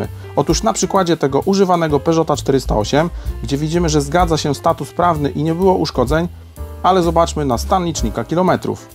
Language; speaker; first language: Polish; native; Polish